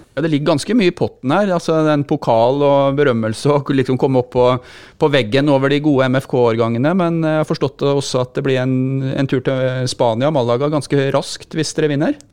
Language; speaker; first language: Norwegian; native; Norwegian